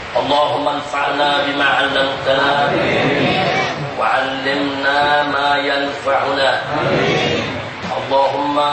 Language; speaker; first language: Arabic; non-native, fluent; Indonesian